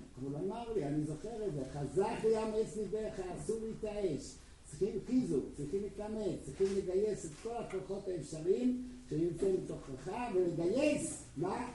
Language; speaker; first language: Hebrew; non-native, fluent; Czech